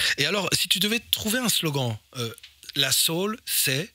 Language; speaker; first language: French; native; French